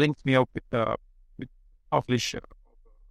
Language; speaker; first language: English; non-native, local second language; Igbo